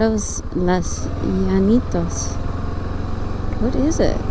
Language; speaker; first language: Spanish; non-native, learner; English